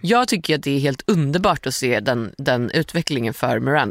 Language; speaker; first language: Swedish; native; Swedish